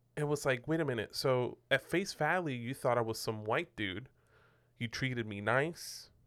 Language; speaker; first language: English; non-native, fluent; Spanish